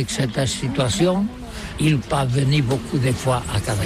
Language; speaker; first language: French; non-native, learner; Catalan